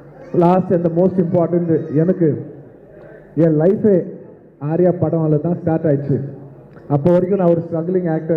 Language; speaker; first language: Tamil; non-native, local second language; Telugu